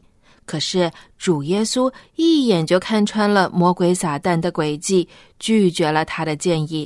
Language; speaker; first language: Chinese; native; Chinese